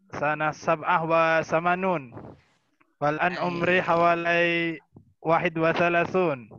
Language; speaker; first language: Arabic; non-native, learner; Indonesian